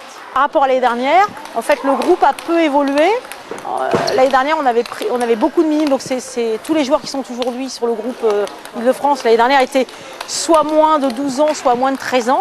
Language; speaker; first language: French; native; French